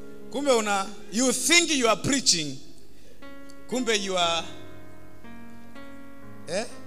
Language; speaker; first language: English; non-native, local second language; Swahili